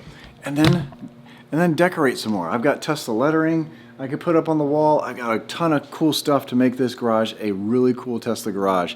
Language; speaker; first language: English; native; English